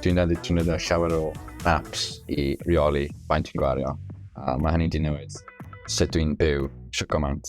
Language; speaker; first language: Welsh; non-native, local second language; English